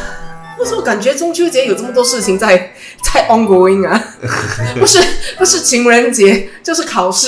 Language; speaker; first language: Chinese; native; Chinese